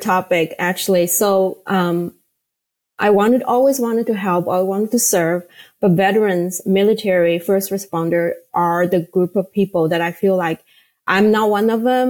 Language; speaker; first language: English; non-native, fluent; Chinese